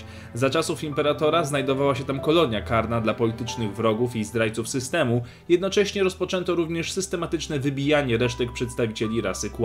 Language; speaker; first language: Polish; native; Polish